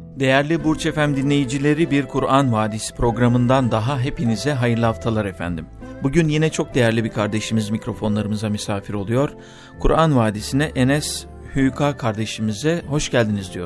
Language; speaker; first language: Turkish; native; Turkish